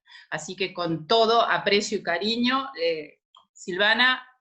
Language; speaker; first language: Spanish; native; Spanish